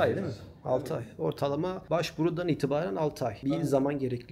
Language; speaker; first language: Turkish; native; Turkish